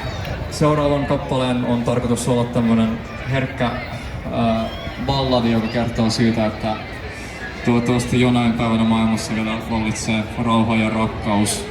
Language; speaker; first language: Finnish; native; Finnish